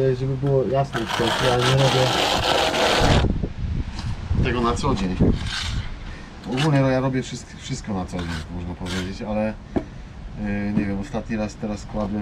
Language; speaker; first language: Polish; native; Polish